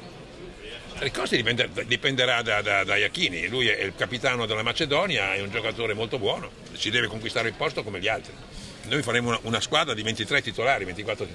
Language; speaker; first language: Italian; native; Italian